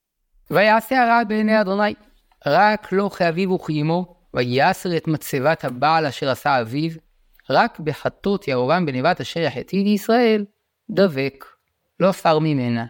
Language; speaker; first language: Hebrew; native; Hebrew